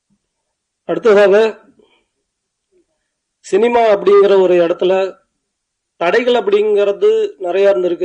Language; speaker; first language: Tamil; native; Tamil